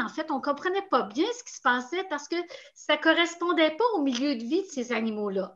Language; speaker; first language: French; native; French